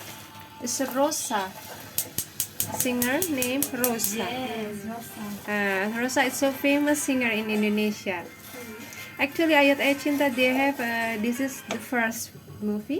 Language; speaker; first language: English; non-native, fluent; Indonesian